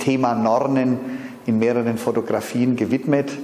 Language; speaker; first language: German; native; German